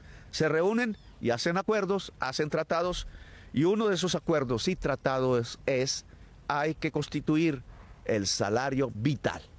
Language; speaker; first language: Spanish; native; Spanish